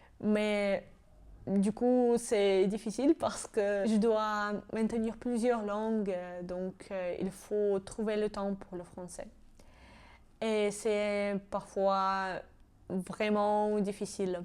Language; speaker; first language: French; non-native, fluent; Georgian